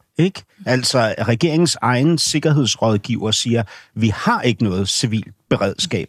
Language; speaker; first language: Danish; native; Danish